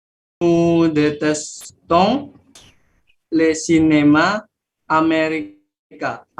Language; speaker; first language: French; non-native, learner; Indonesian